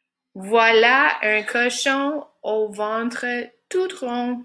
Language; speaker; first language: French; non-native, fluent; English